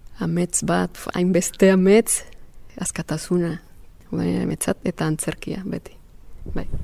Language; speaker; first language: Basque; non-native, fluent; Spanish